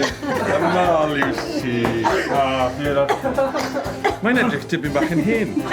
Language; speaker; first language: Welsh; non-native, learner; English